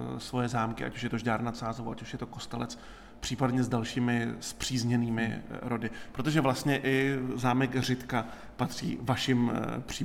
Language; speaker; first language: Czech; native; Czech